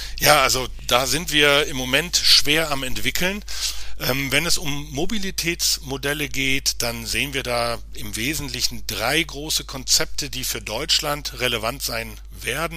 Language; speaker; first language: German; native; German